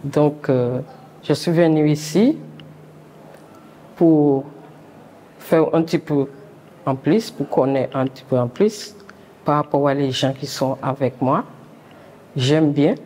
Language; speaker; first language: French; non-native, local second language; Guadeloupean Creole French